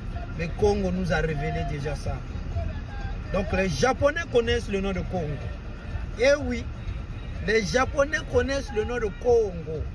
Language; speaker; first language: French; non-native, local second language; Kongo